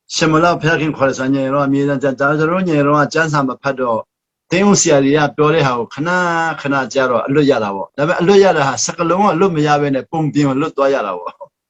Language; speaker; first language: Burmese; non-native, local second language; Hakha Chin